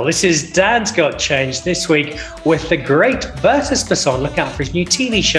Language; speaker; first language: English; native; English